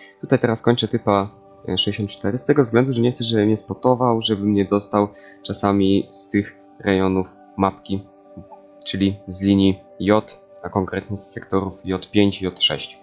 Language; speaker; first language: Polish; native; Polish